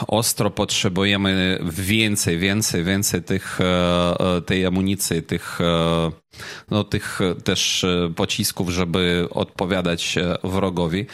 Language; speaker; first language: Polish; non-native, fluent; Ukrainian